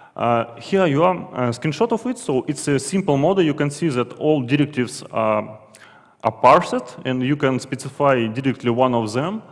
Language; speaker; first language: English; non-native, fluent; Russian